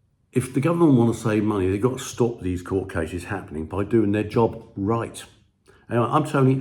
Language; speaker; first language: English; native; English